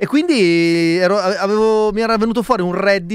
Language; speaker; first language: Italian; native; Italian